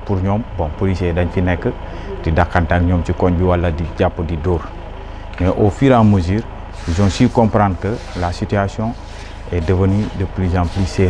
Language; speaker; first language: French; non-native, local second language; Wolof